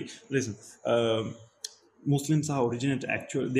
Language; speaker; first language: English; non-native, local second language; Sinhala